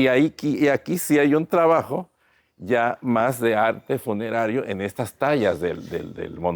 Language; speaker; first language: Spanish; native; Spanish